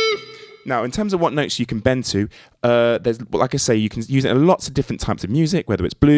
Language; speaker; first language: English; native; English